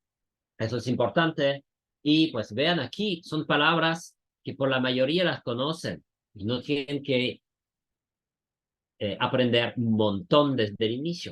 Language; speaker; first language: Spanish; non-native, fluent; French